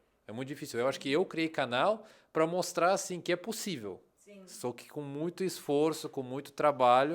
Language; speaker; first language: Portuguese; non-native, fluent; Russian